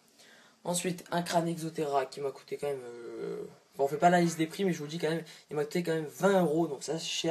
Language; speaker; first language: French; native; French